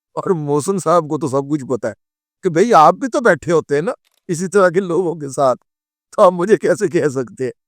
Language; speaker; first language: Urdu; non-native, local second language; Punjabi